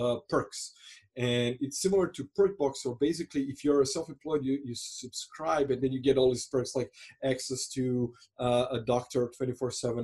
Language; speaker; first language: English; non-native, fluent; Croatian